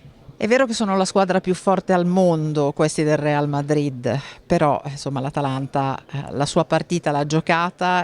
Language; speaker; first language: Italian; native; Italian